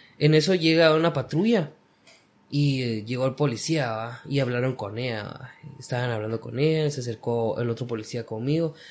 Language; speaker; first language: Spanish; native; Spanish